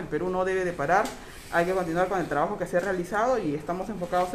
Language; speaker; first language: Spanish; native; Spanish